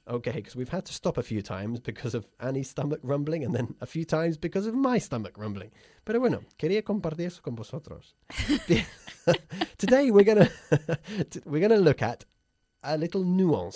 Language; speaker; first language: English; native; English